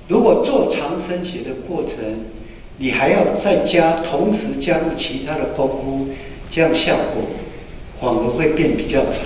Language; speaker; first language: Chinese; native; Chinese